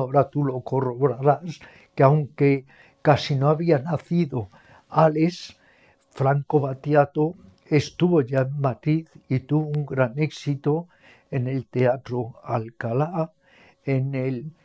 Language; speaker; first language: Spanish; native; Spanish